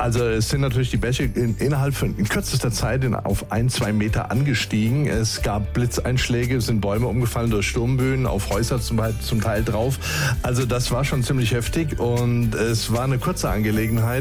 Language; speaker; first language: German; native; German